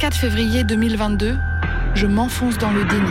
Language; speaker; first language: French; native; French